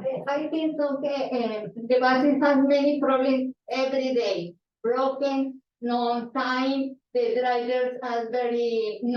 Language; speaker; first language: English; non-native, learner; Spanish